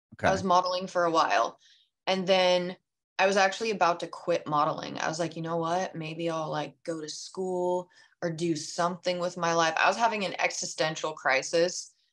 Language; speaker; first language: English; native; English